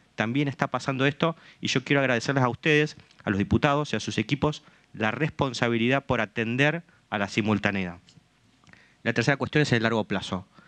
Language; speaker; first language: Spanish; native; Spanish